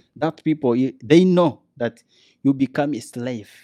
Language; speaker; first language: English; non-native, learner; Portuguese